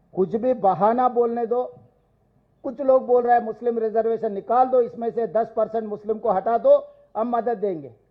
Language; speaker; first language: Hindi; non-native, local second language; Telugu